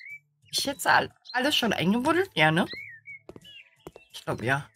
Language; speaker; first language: German; native; German